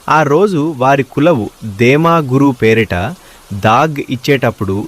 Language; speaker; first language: Telugu; non-native, local second language; Lambadi